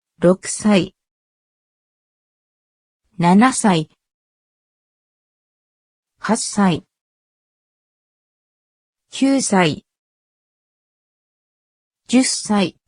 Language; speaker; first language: Japanese; non-native, learner; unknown